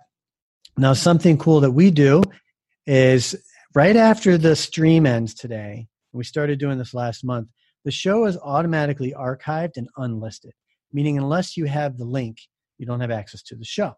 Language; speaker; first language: English; native; English